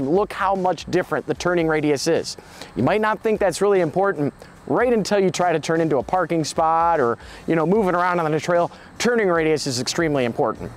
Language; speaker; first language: English; native; English